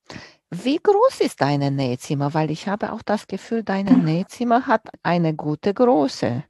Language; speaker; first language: German; non-native, fluent; Romanian